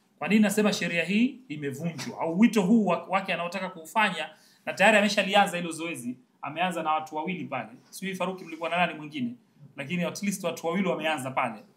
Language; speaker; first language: Swahili; native; Swahili